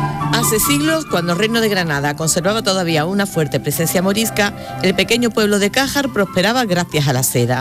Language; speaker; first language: Spanish; native; Spanish